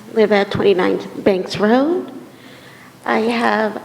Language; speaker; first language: English; native; English